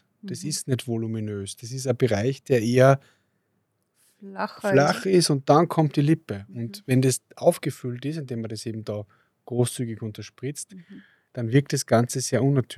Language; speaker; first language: German; native; German